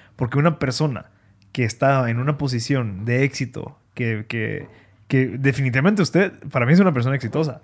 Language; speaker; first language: Spanish; native; Spanish